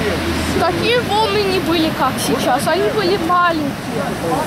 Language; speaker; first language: Russian; early bilingual, heritage; Russian